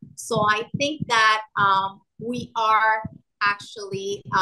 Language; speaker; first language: English; non-native, local second language; Spanish